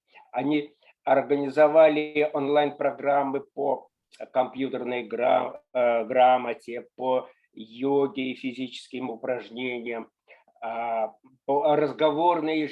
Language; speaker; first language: Russian; native; Russian